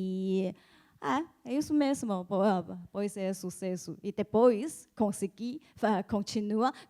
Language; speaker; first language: Portuguese; non-native, learner; Chinese